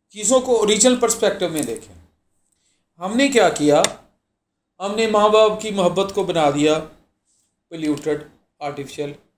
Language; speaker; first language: Urdu; non-native, local second language; Punjabi